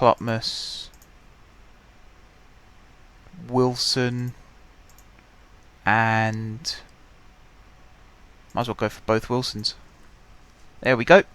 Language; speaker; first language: English; native; English